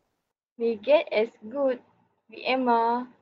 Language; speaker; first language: German; non-native, learner; Malay